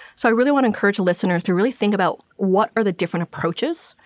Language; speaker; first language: English; non-native, local second language; Cantonese